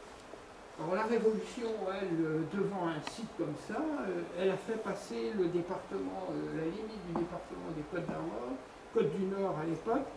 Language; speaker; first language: French; native; French